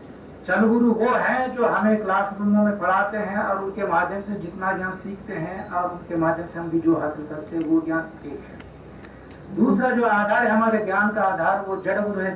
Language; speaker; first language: Hindi; native; Hindi